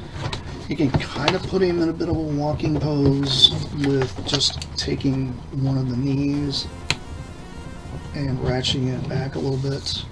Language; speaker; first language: English; native; English